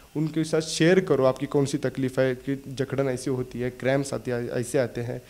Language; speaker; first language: Hindi; non-native, local second language; Marathi